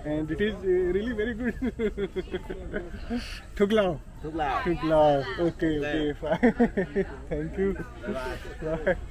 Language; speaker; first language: English; non-native, local second language; Hindi